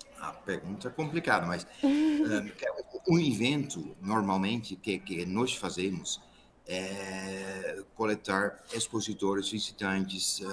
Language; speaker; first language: Portuguese; non-native, fluent; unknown